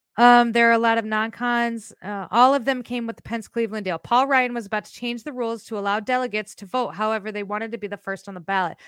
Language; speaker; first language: English; native; English